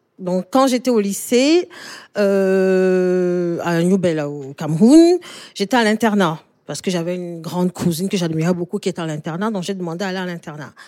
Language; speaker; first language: French; native; French